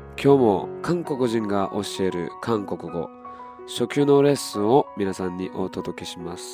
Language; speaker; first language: Japanese; non-native, fluent; Korean